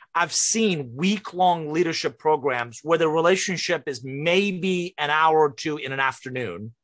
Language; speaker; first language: English; non-native, fluent; Persian